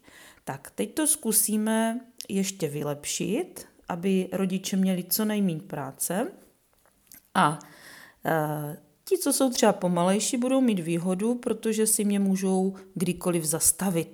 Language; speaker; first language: Czech; native; Czech